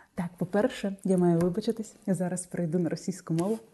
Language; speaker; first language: Ukrainian; non-native, local second language; Russian